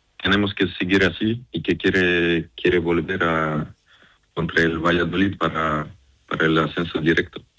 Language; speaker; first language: Spanish; non-native, learner; Serbian